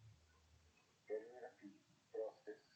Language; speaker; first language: English; non-native, learner; Spanish